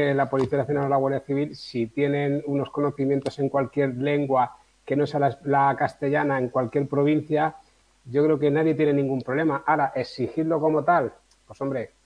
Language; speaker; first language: Spanish; native; Spanish